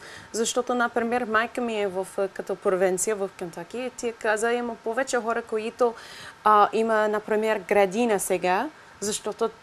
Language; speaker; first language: Bulgarian; non-native, learner; English